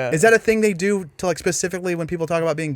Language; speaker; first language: English; native; English